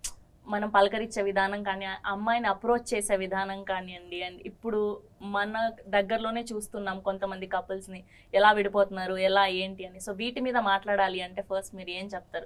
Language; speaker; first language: Telugu; native; Telugu